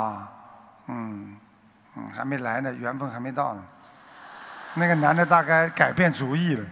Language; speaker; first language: Chinese; native; Chinese